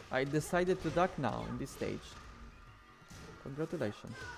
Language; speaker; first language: English; non-native, fluent; Italian